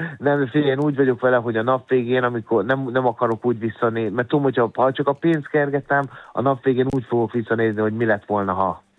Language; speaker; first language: Hungarian; native; Hungarian